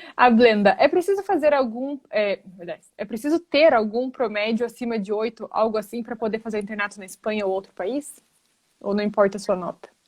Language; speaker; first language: Portuguese; native; Portuguese